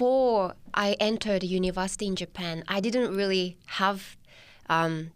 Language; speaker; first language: English; non-native, fluent; Japanese